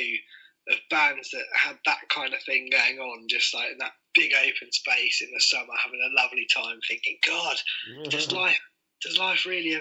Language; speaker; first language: English; native; English